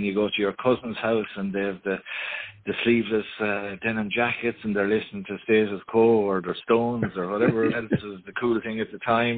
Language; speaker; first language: English; native; English